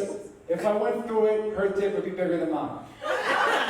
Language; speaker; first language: English; native; English